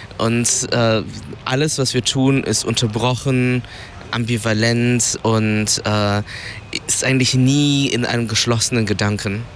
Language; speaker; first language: German; early bilingual, other home language; Vietnamese